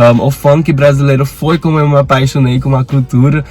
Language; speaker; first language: Portuguese; non-native, learner; Spanish